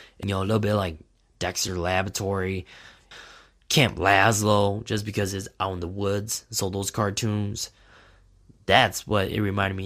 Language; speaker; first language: English; native; English